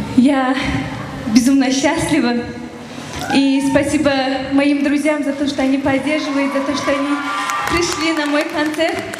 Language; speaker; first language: Russian; non-native, local second language; Tajik